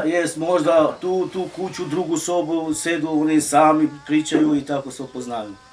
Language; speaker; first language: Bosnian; non-native, local second language; Romany